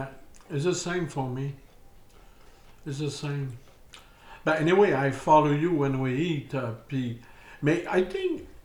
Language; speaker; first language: English; non-native, learner; French